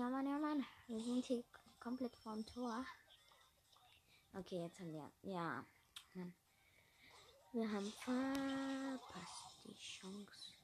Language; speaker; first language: German; native; German